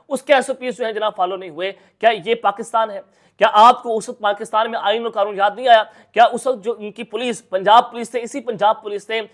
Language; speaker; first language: Urdu; non-native, local second language; Punjabi